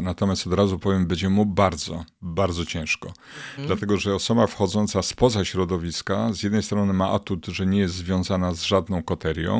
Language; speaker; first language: Polish; native; Polish